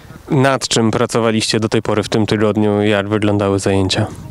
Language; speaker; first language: Polish; native; Polish